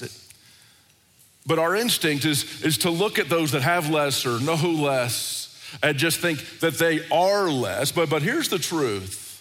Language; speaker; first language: English; native; English